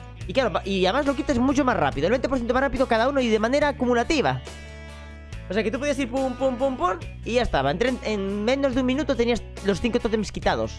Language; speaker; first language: Spanish; native; Spanish